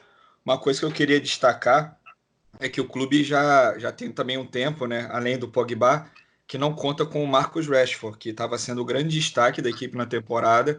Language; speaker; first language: Portuguese; native; Portuguese